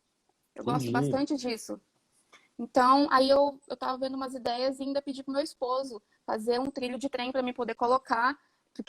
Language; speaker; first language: Portuguese; native; Portuguese